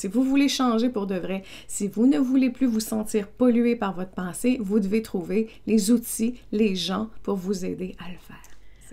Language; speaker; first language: French; native; French